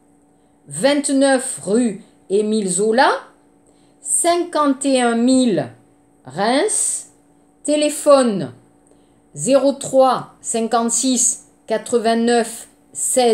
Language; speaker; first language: French; native; French